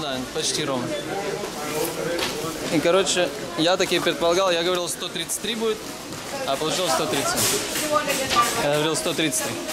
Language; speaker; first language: Russian; native; Russian